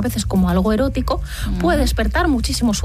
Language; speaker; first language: Spanish; native; Spanish